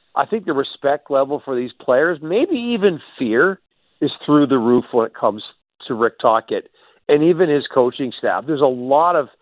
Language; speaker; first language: English; native; English